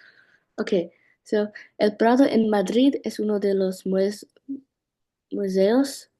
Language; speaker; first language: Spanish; non-native, learner; English